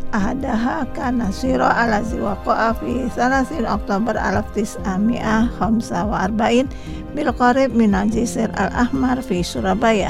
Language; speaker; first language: Arabic; non-native, fluent; Indonesian